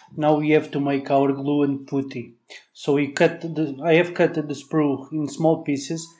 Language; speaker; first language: English; non-native, learner; Portuguese